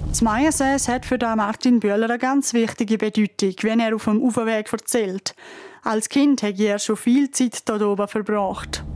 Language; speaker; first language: German; native; German